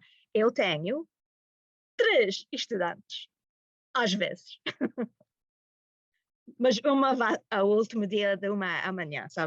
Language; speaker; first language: Portuguese; early bilingual, heritage; Portuguese